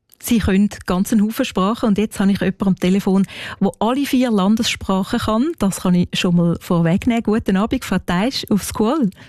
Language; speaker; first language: German; native; German